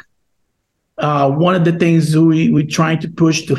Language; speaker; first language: English; non-native, fluent; Portuguese